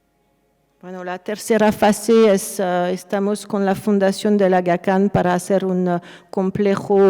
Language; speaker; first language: Spanish; non-native, fluent; French